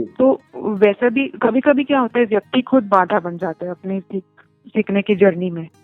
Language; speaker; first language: Hindi; non-native, local second language; Gujarati